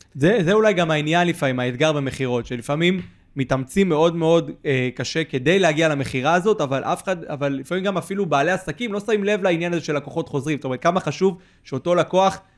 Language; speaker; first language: Hebrew; native; Hebrew